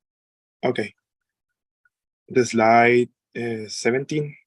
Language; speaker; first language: English; non-native, learner; Spanish